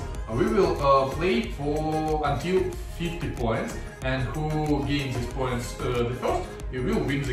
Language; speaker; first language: English; non-native, learner; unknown